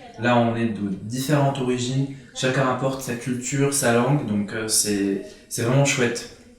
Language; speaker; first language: French; non-native, local second language; Arabic